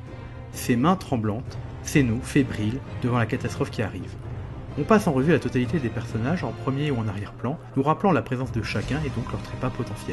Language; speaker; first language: French; native; French